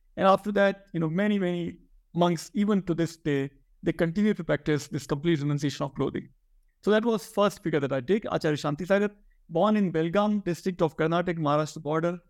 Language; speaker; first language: English; non-native, local second language; Hindi